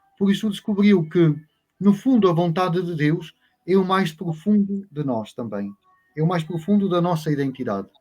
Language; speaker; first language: Portuguese; native; Portuguese